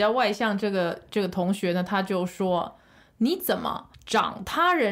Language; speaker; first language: Chinese; native; Chinese